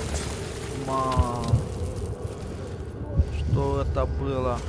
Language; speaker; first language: Russian; non-native, local second language; Romanian